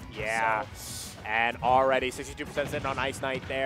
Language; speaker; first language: English; native; English